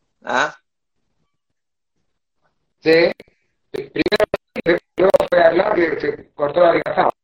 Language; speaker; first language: Portuguese; non-native, learner; Spanish